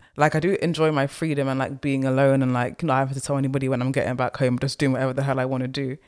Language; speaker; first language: English; native; English